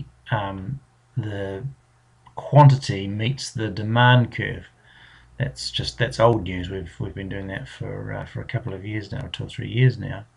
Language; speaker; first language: English; native; English